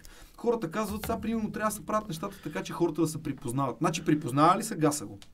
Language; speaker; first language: Bulgarian; native; Bulgarian